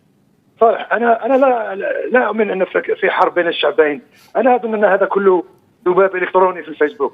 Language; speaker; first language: Arabic; native; Arabic